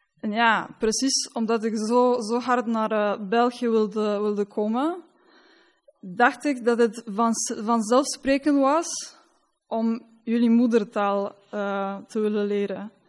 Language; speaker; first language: Dutch; non-native, fluent; Polish